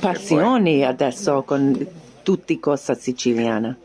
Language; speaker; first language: Italian; non-native, learner; Hungarian